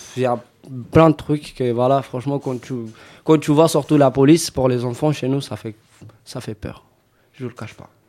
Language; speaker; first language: French; non-native, fluent; Romany